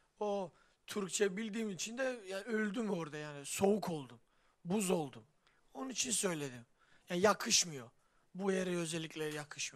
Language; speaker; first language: Turkish; non-native, fluent; Georgian